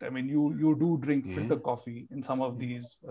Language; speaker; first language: English; non-native, local second language; Kannada